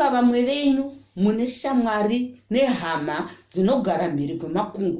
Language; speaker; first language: Shona; native; Shona